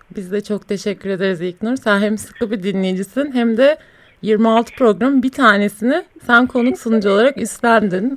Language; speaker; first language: Turkish; native; Turkish